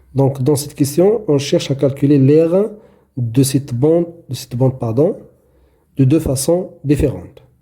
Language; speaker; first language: French; non-native, local second language; Arabic